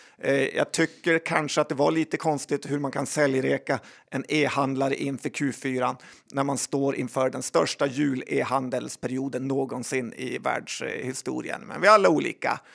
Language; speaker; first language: Swedish; native; Swedish